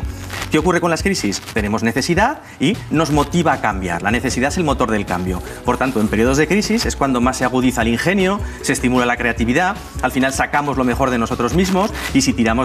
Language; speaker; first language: Spanish; native; Spanish